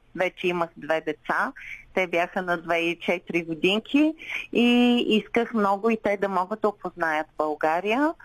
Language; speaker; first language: Bulgarian; non-native, local second language; Turkish